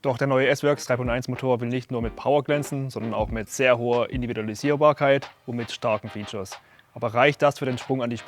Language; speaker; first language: German; native; German